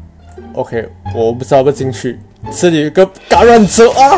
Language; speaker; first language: Chinese; native; Chinese